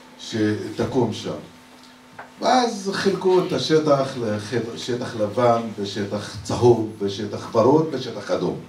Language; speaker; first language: Hebrew; non-native, local second language; Arabic